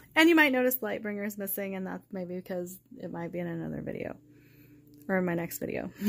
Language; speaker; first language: English; native; English